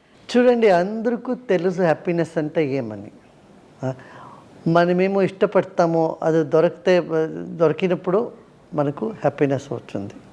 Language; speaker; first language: Telugu; non-native, local second language; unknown